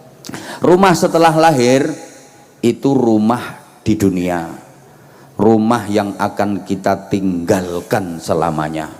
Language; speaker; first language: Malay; non-native, local second language; Javanese